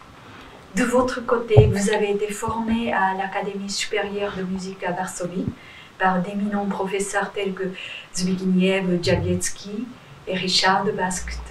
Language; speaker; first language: French; native; French